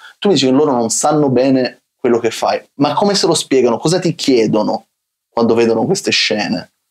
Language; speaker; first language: Italian; native; Italian